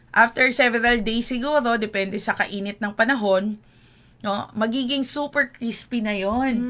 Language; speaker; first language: Filipino; non-native, local second language; Hiligaynon